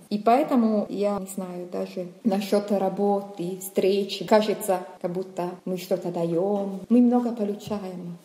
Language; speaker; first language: Russian; non-native, fluent; Italian